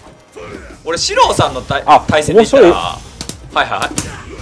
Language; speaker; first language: Japanese; native; Japanese